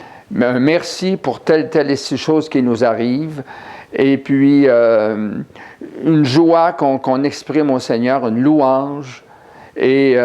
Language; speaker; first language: French; native; French